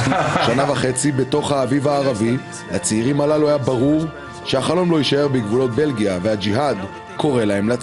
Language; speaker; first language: Hebrew; native; Hebrew